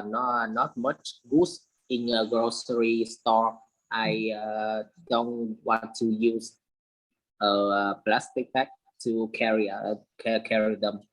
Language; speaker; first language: English; non-native, learner; Vietnamese